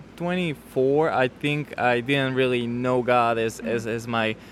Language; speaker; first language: English; non-native, fluent; Slovak